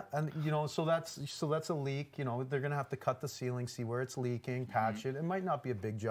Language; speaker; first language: English; native; English